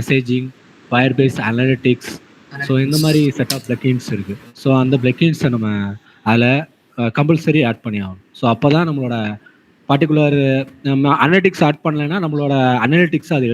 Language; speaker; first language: Tamil; native; Tamil